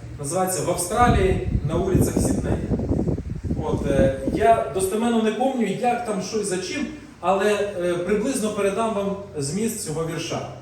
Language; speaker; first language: Ukrainian; non-native, local second language; Russian